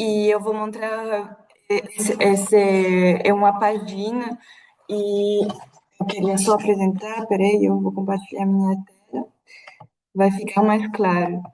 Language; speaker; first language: Portuguese; non-native, fluent; French